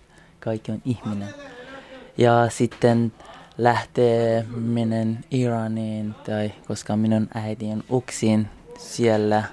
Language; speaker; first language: Finnish; non-native, learner; Persian